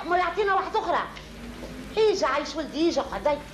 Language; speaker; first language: Arabic; native; Arabic